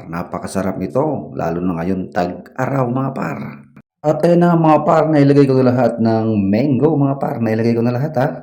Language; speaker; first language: Filipino; native; Filipino